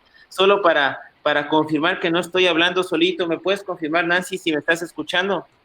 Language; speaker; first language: Spanish; native; Spanish